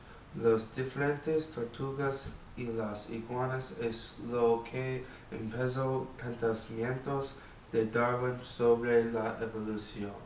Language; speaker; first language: Spanish; non-native, learner; English